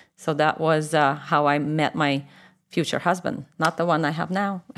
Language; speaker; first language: English; non-native, fluent; Russian